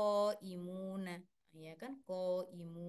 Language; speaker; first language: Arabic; non-native, fluent; Indonesian